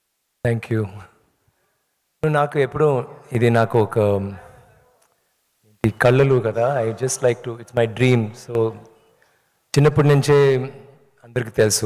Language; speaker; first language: Telugu; non-native, learner; Tamil